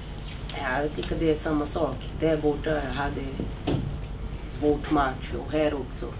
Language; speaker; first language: Swedish; non-native, fluent; Portuguese